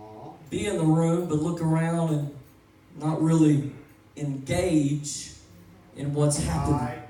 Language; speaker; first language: English; native; English